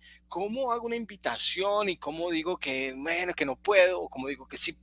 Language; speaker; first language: Spanish; native; Spanish